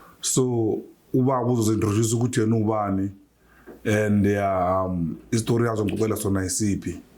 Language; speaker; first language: Zulu; non-native, local second language; Venda